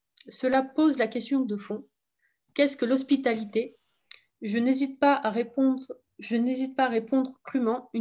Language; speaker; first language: French; native; French